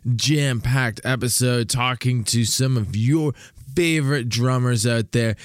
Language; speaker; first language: English; native; English